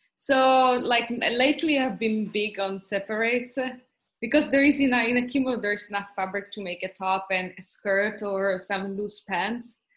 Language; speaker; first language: English; non-native, fluent; Italian